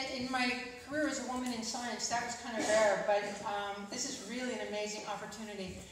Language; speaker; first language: English; native; English